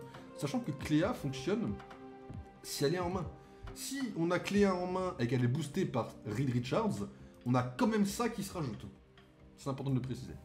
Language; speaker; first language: French; native; French